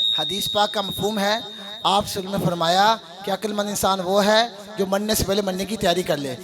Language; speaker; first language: Urdu; non-native, local second language; Punjabi